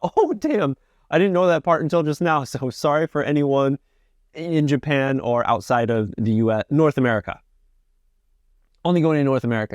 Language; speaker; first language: English; native; English